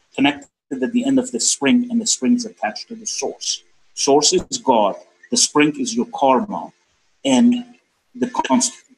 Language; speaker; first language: English; non-native, fluent; Persian